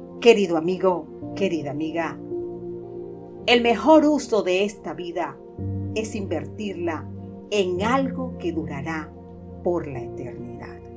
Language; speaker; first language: Spanish; native; Spanish